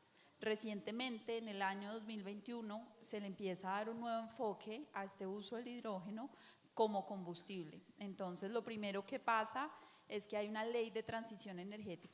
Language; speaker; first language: Spanish; native; Spanish